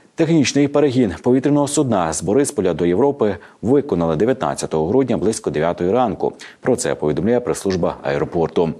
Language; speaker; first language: Ukrainian; native; Ukrainian